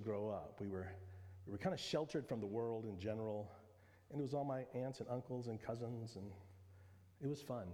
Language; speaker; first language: English; native; English